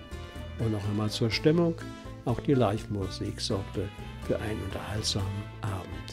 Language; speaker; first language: German; native; German